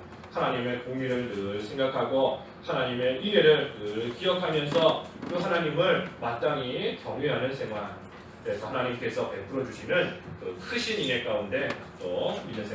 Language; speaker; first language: Korean; native; Korean